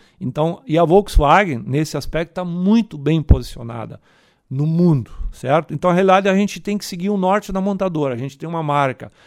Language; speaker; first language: Portuguese; native; Portuguese